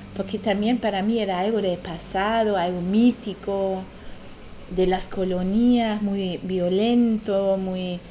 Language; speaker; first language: Spanish; non-native, fluent; German